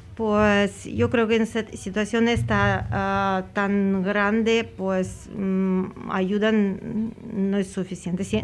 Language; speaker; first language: Spanish; non-native, fluent; Ukrainian